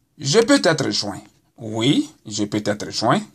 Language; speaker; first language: French; non-native, local second language; Baoulé